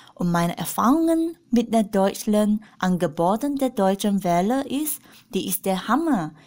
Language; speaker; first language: German; non-native, learner; Malay